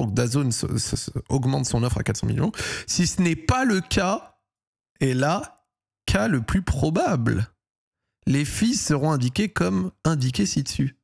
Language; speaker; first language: French; native; French